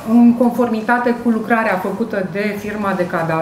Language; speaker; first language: Romanian; native; Romanian